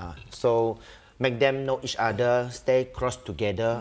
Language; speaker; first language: English; non-native, local second language; Malay